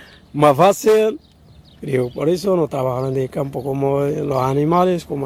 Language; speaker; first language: Spanish; non-native, learner; Arabic